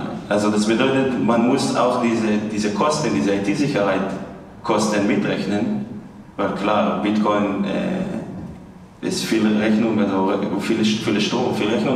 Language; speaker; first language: German; non-native, fluent; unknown